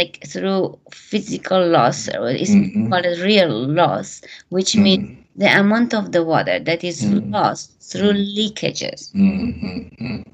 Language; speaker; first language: English; non-native, fluent; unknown